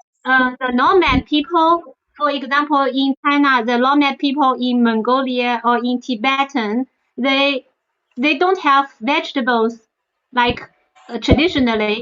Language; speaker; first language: English; non-native, fluent; Chinese